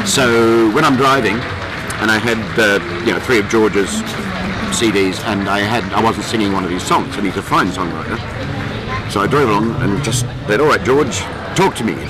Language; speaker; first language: English; native; English